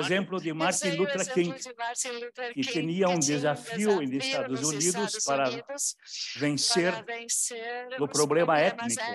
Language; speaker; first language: Portuguese; early bilingual, other home language; German